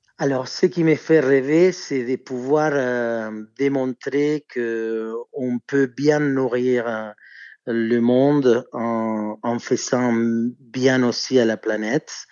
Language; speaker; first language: French; non-native, fluent; Spanish